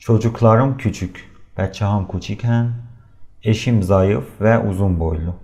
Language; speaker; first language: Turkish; non-native, fluent; Persian